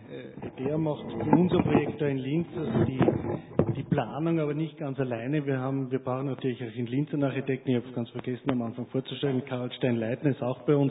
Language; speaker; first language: German; native; German